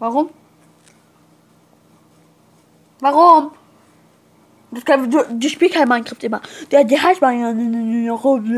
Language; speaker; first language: German; non-native, learner; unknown